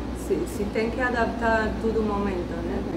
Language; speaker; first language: Portuguese; non-native, learner; Spanish